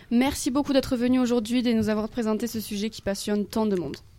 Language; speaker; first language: French; native; French